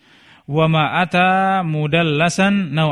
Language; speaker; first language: Arabic; non-native, fluent; Indonesian